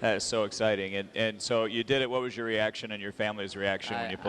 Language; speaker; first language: English; native; English